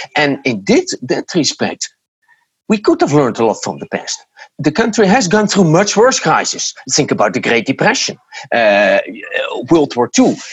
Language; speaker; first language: English; non-native, fluent; Dutch